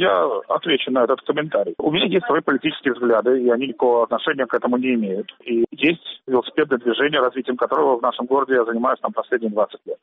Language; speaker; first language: Russian; native; Russian